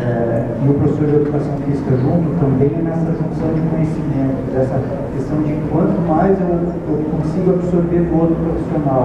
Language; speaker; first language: Portuguese; native; Portuguese